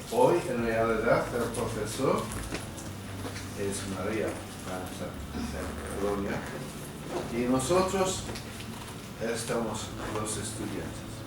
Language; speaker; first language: Spanish; non-native, fluent; English